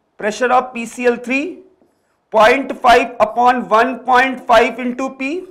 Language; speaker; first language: Hindi; native; Hindi